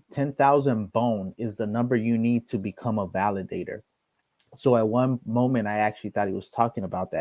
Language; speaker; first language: English; native; English